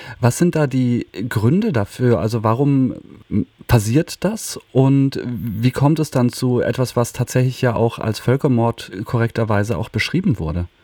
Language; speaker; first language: German; native; German